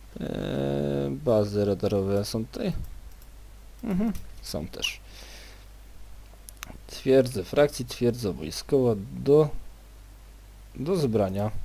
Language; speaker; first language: Polish; native; Polish